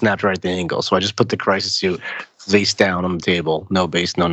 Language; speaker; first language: English; native; English